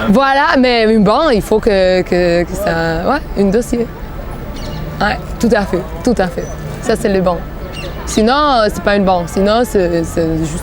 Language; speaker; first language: French; non-native, fluent; Bulgarian